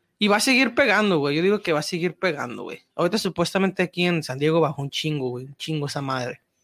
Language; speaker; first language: Spanish; early bilingual, heritage; Spanish